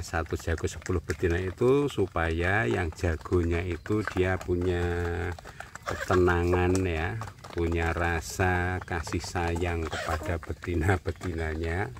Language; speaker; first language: Indonesian; native; Indonesian